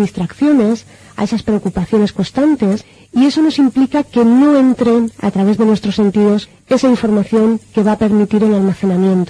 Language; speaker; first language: Spanish; native; Spanish